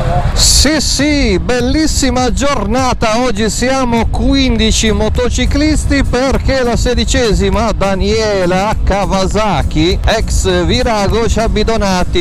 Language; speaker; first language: Italian; native; Italian